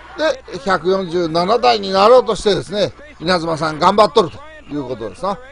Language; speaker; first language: Japanese; native; Japanese